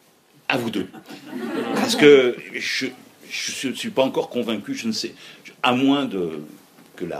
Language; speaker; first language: French; native; French